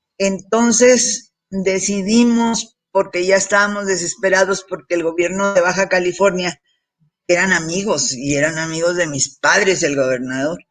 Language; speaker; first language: Spanish; early bilingual, heritage; Spanish